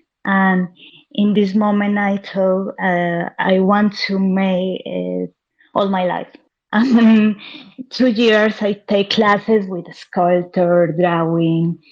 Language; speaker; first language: English; non-native, learner; Spanish